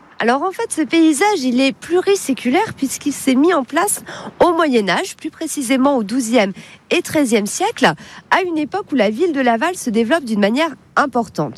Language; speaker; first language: French; native; French